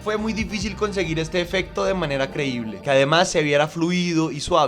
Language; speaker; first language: Spanish; native; Spanish